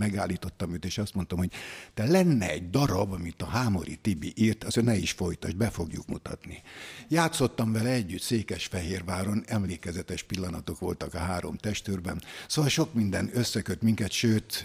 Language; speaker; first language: Hungarian; native; Hungarian